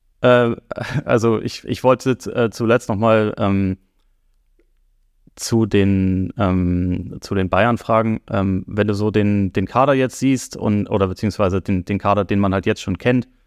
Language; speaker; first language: German; native; German